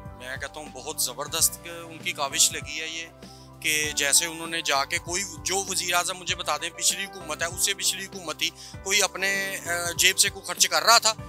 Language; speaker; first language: Urdu; native; Urdu